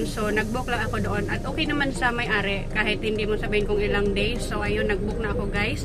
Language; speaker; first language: Filipino; native; Filipino